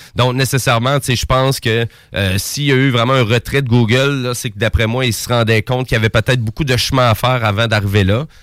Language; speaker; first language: French; native; French